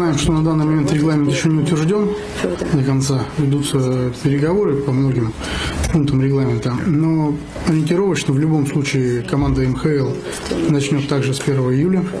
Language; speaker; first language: Russian; native; Russian